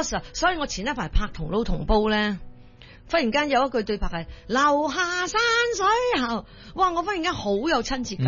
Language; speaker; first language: Cantonese; early bilingual, heritage; Cantonese